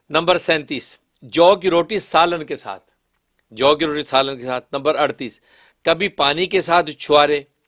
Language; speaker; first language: Urdu; non-native, local second language; Kashmiri